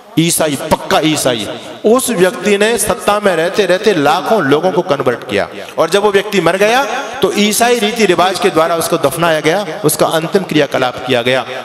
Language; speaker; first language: Hindi; native; Hindi